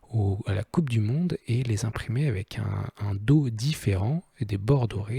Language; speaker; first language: French; native; French